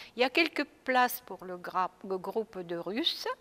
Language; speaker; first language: French; non-native, fluent; Russian